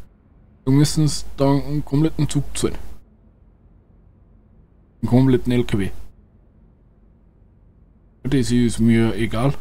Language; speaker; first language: German; native; German